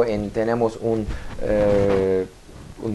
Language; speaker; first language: Spanish; non-native, learner; Turkish